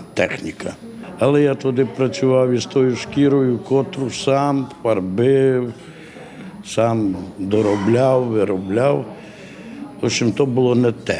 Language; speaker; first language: Ukrainian; non-native, local second language; Hungarian